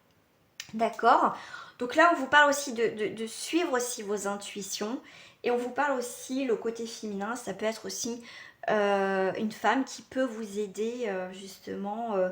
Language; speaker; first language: French; native; French